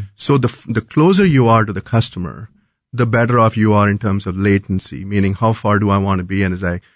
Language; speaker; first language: English; non-native, local second language; Hindi